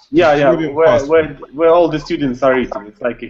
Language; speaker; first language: English; non-native, learner; Russian